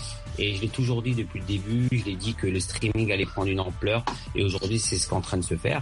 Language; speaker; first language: French; early bilingual, other home language; Arabic